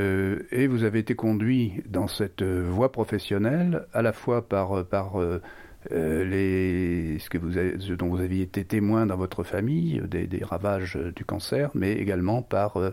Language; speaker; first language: French; native; French